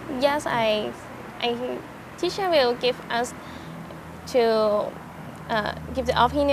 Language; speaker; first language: English; non-native, learner; Thai